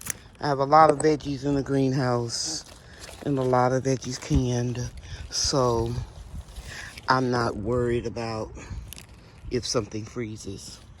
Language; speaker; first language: English; native; English